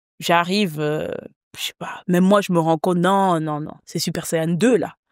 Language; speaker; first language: French; native; French